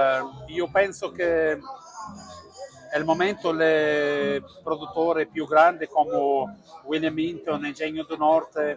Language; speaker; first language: Italian; non-native, learner; Portuguese